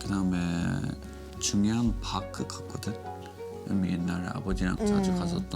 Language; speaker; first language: Korean; non-native, learner; English